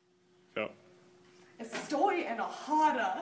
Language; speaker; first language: Spanish; non-native, learner; English